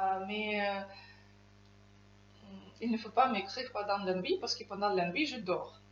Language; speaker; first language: French; non-native, fluent; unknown